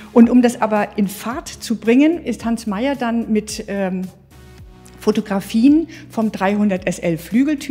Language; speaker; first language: German; native; German